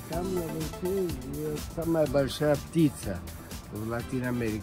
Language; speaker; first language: Russian; early bilingual, heritage; Spanish